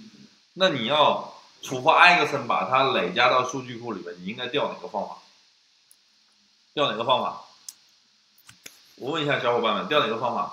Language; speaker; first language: Chinese; native; Chinese